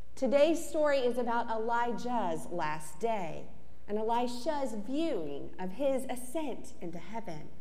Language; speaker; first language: English; native; English